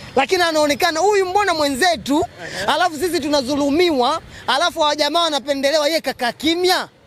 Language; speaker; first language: Swahili; native; Swahili